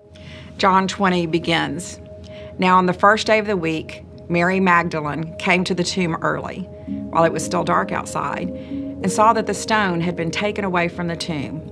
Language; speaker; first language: English; native; English